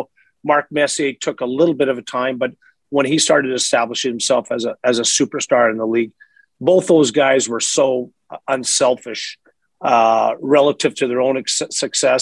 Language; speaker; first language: English; native; English